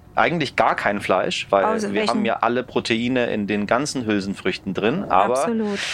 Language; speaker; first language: German; early bilingual, other home language; Persian